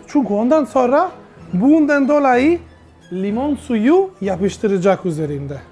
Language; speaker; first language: Turkish; non-native, learner; Italian